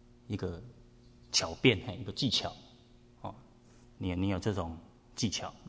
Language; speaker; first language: Chinese; native; Chinese